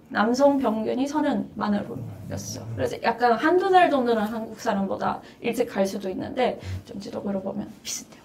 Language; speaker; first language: Korean; non-native, fluent; Japanese